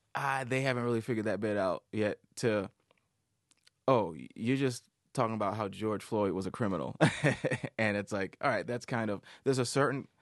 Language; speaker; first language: English; native; English